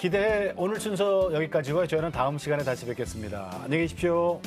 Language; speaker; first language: Korean; native; Korean